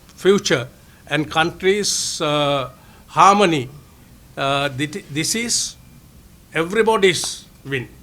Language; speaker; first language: English; non-native, local second language; Sinhala